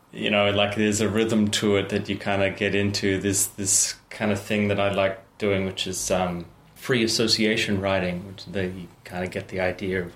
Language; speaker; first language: English; native; English